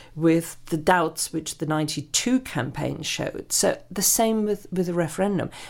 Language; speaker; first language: English; non-native, fluent; German